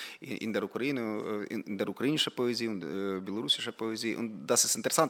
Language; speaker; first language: German; non-native, fluent; Ukrainian